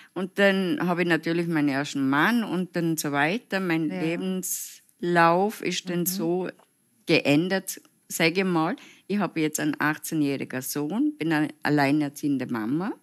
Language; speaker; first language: German; non-native, fluent; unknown